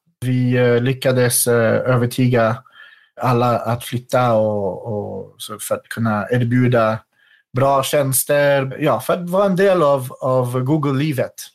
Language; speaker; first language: Swedish; non-native, fluent; French